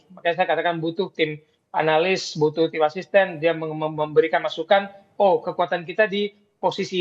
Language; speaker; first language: Indonesian; native; Indonesian